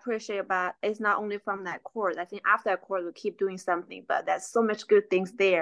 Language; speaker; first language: English; non-native, fluent; Chinese